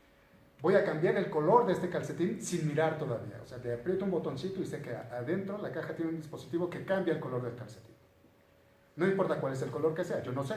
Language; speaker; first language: Spanish; native; Spanish